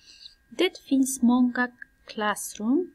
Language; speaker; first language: Swedish; non-native, fluent; Pashto